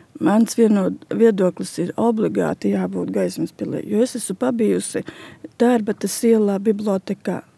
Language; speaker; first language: Latvian; native; Latvian